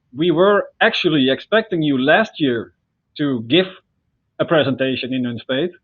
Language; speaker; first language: English; non-native, fluent; Dutch